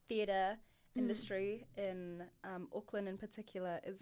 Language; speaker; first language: English; native; English